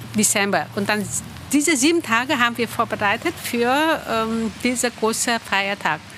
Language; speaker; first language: German; non-native, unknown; Vietnamese